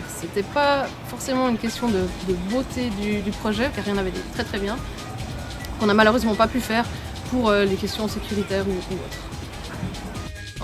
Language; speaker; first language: French; native; French